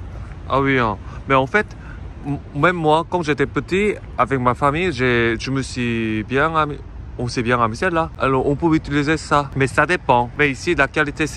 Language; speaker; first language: French; non-native, fluent; Korean